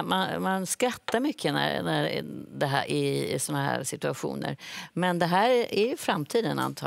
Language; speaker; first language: Swedish; native; Swedish